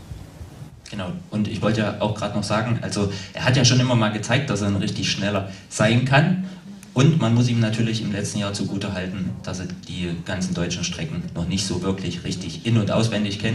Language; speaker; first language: German; native; German